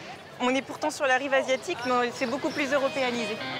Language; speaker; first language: French; native; French